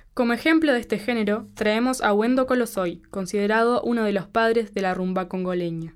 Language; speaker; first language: Spanish; native; Spanish